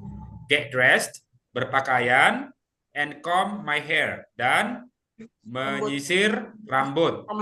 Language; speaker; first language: English; non-native, fluent; Indonesian